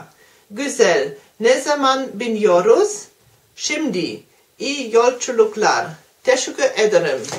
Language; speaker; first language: Turkish; non-native, learner; German